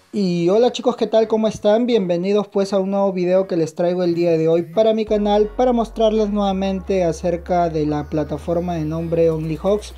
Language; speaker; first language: Spanish; native; Spanish